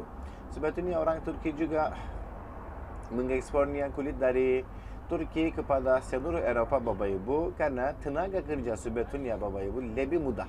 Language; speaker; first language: Indonesian; non-native, fluent; Turkish